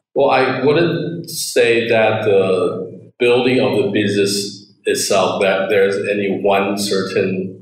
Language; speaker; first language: English; early bilingual, other home language; Chinese